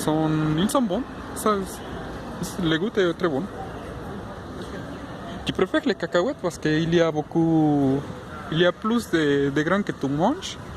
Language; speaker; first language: French; non-native, fluent; Spanish